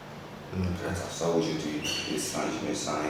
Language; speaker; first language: French; non-native, local second language; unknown